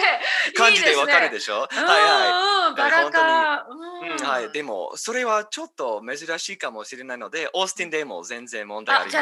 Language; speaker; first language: Japanese; non-native, learner; English